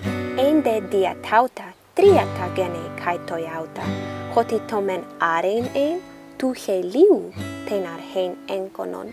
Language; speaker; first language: Greek; non-native, learner; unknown